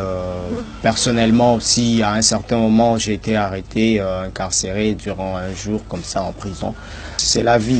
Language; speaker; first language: French; non-native, local second language; Swahili